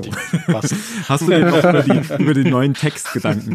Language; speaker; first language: German; native; German